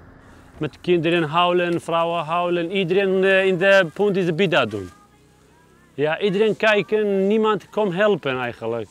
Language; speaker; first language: Dutch; non-native, learner; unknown